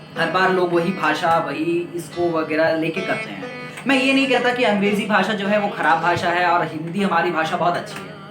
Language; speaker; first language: Hindi; native; Hindi